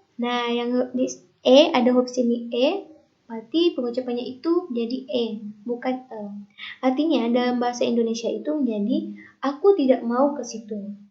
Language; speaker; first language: Indonesian; native; Indonesian